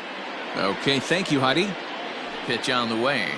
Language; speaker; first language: English; native; English